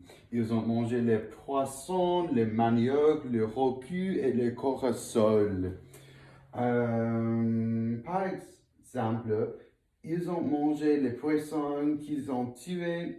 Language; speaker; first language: French; non-native, learner; English